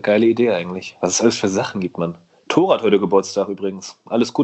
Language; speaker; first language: German; native; German